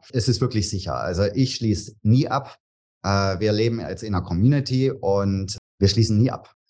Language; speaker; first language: German; native; German